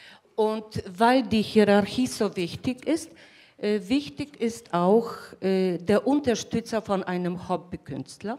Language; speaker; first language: German; non-native, fluent; Polish